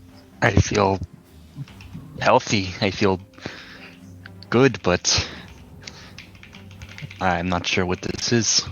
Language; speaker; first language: English; native; English